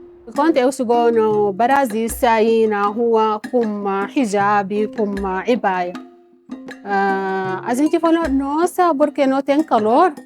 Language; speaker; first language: Portuguese; non-native, learner; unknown